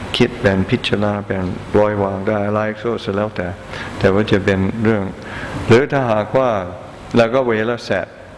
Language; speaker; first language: Thai; non-native, fluent; English